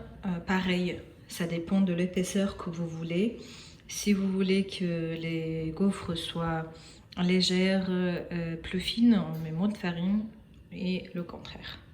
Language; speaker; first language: French; non-native, fluent; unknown